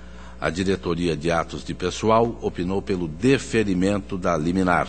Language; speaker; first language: Portuguese; native; Portuguese